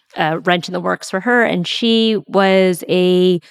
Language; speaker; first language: English; native; English